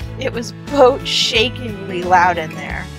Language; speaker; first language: English; native; English